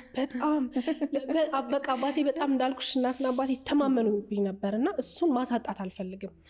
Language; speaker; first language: Amharic; native; Amharic